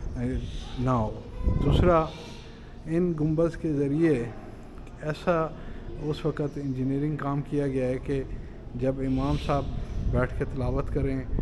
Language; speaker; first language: Urdu; non-native, local second language; Sindhi